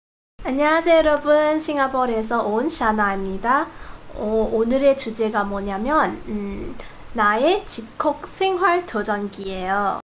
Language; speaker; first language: Korean; non-native, fluent; English